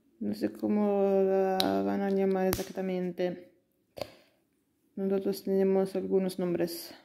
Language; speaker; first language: Spanish; non-native, learner; Italian